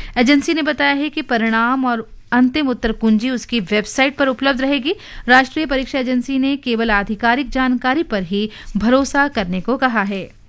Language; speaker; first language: Hindi; native; Hindi